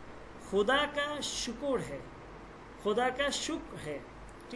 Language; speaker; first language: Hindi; non-native, fluent; Bangla